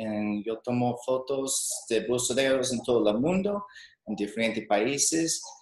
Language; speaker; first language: Spanish; non-native, learner; English